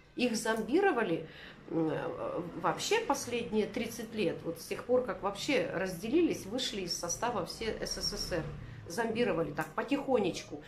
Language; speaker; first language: Russian; native; Russian